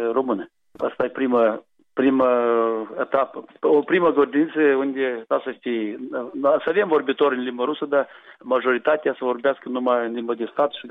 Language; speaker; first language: Romanian; non-native, local second language; Gagauz